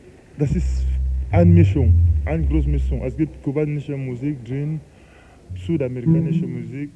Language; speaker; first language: German; non-native, fluent; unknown